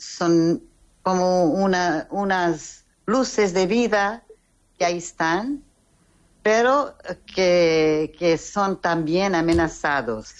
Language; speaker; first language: Spanish; non-native, fluent; Portuguese